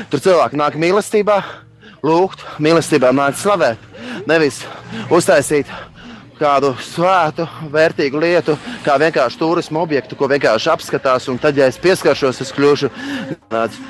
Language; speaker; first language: Latvian; native; Latvian